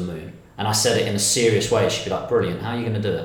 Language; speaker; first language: English; native; English